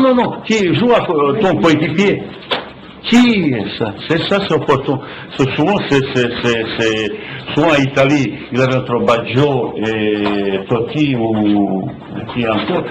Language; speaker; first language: French; non-native, fluent; Bosnian